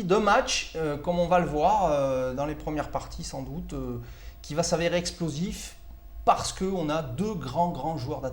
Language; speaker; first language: French; native; French